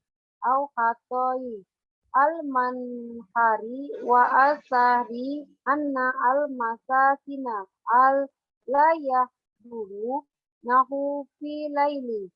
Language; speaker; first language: Arabic; non-native, learner; Indonesian